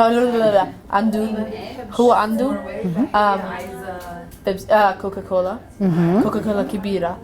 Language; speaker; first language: Arabic; non-native, learner; English